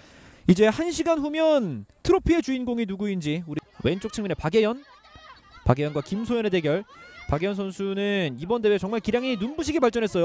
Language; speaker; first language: Korean; native; Korean